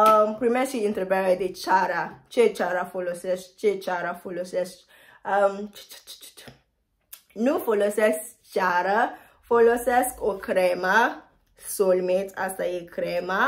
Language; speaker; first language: Romanian; non-native, fluent; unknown